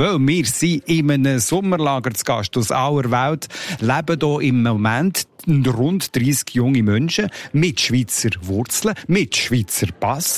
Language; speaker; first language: German; native; German